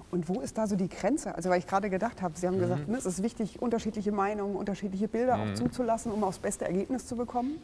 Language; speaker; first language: German; native; German